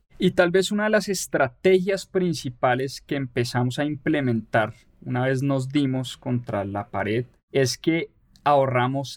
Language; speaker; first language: Spanish; native; Spanish